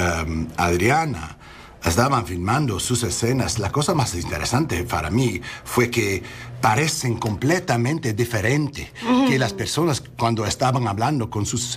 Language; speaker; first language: Spanish; non-native, learner; English